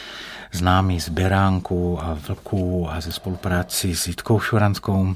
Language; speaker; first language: Czech; native; Czech